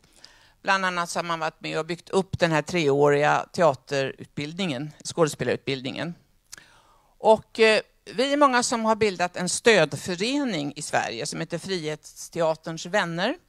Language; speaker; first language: Swedish; native; Swedish